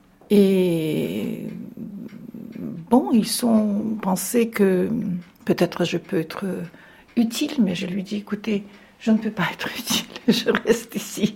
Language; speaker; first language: French; non-native, fluent; Russian